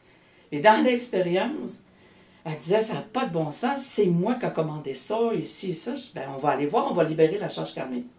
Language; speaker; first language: French; native; French